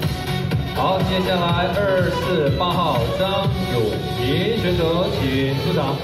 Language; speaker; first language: Chinese; native; Chinese